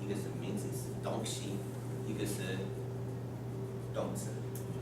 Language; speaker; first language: Chinese; non-native, learner; English